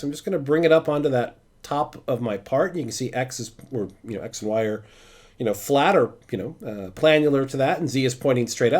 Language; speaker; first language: English; native; English